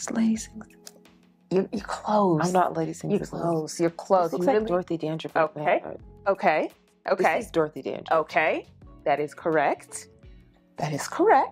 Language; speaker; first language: English; native; English